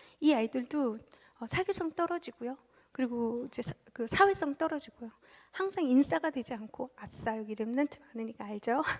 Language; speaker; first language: Korean; early bilingual, heritage; Korean